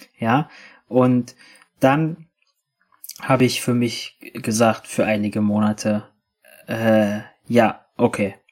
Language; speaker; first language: German; native; German